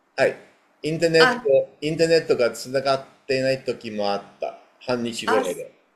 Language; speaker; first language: Japanese; non-native, fluent; English